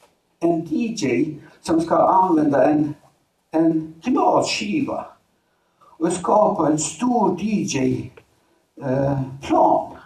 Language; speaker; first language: Swedish; non-native, fluent; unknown